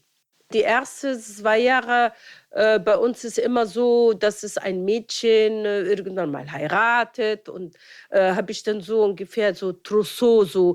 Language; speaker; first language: German; non-native, fluent; Arabic